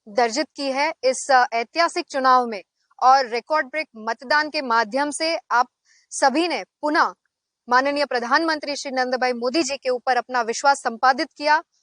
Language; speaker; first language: Hindi; non-native, local second language; Gujarati